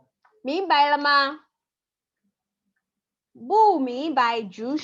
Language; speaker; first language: Chinese; non-native, fluent; Yoruba